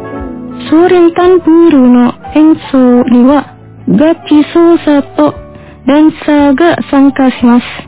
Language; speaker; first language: Japanese; non-native, fluent; Indonesian